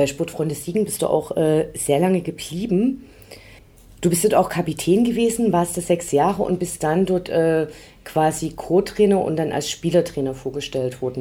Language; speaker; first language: German; native; German